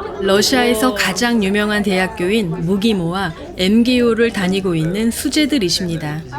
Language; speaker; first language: Korean; native; Korean